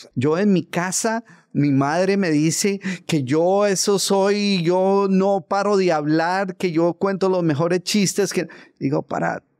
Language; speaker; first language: Spanish; native; Spanish